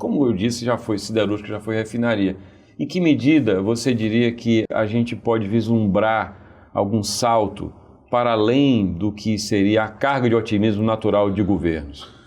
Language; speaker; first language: Portuguese; native; Portuguese